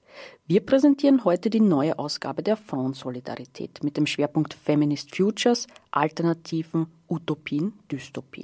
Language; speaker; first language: German; native; German